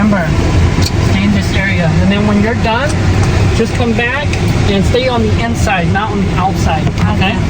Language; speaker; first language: English; early bilingual, other home language; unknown